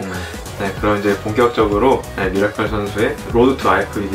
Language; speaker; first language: Korean; native; Korean